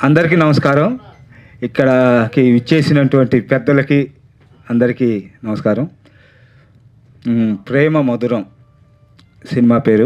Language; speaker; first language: Telugu; native; Telugu